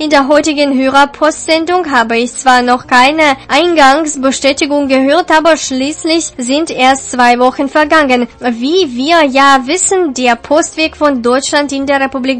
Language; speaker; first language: German; native; German